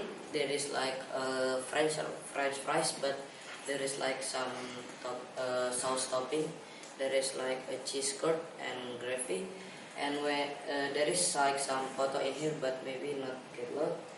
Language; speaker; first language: English; non-native, learner; Indonesian